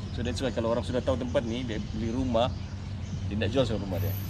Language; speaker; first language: Malay; native; Malay